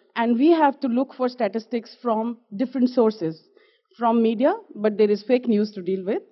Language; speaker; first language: English; non-native, local second language; Kashmiri